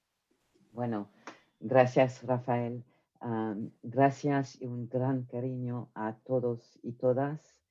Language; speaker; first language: Spanish; non-native, fluent; French